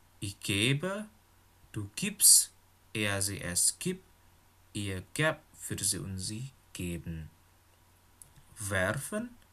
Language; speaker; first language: German; non-native, fluent; Indonesian